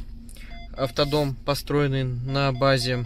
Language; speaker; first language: Russian; native; Russian